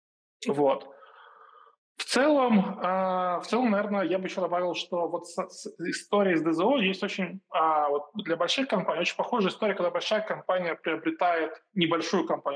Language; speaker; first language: Russian; native; Russian